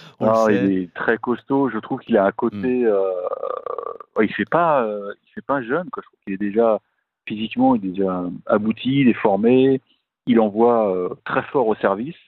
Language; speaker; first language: French; native; French